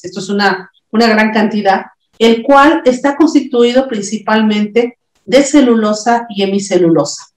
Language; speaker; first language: Spanish; native; Spanish